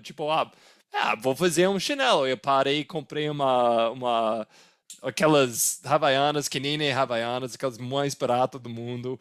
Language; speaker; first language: Portuguese; non-native, fluent; English